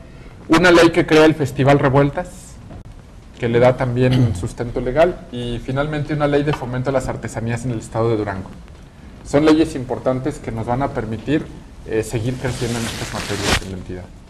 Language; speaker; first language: Spanish; native; Spanish